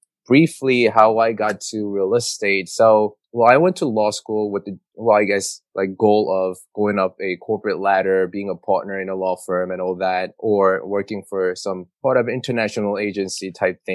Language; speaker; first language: English; non-native, fluent; Korean